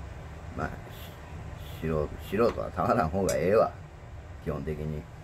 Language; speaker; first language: Japanese; native; Japanese